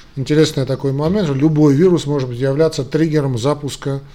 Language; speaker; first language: Russian; non-native, local second language; Armenian